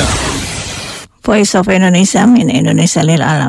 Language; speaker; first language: Arabic; non-native, fluent; Indonesian